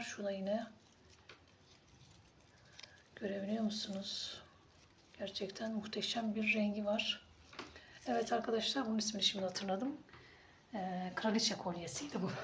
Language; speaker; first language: Turkish; native; Turkish